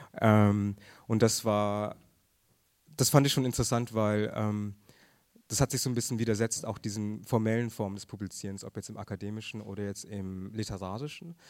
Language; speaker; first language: German; early bilingual, other home language; Tamil